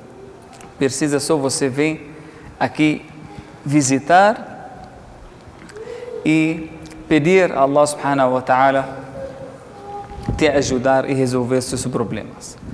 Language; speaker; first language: Portuguese; non-native, fluent; Arabic